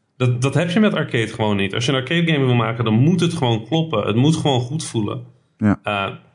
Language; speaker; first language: Dutch; early bilingual, other home language; Arabic